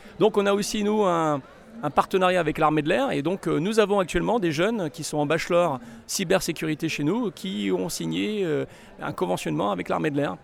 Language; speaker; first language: French; native; French